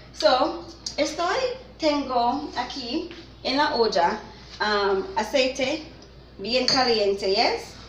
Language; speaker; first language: Spanish; non-native, fluent; English